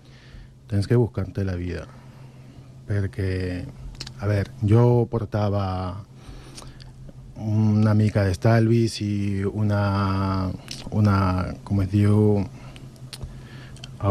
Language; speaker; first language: Catalan; non-native, fluent; Spanish